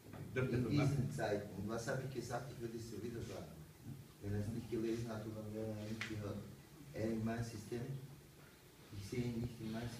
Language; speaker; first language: German; non-native, fluent; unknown